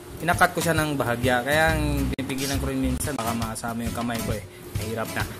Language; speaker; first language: Filipino; non-native, local second language; Cebuano